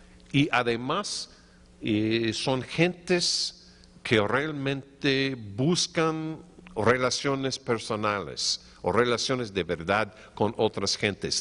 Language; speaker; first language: Spanish; non-native, fluent; English